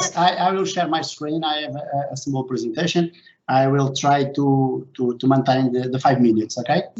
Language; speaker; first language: English; non-native, fluent; Portuguese